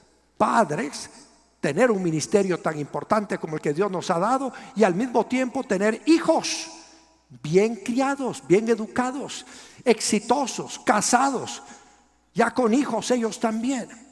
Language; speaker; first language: Spanish; native; Spanish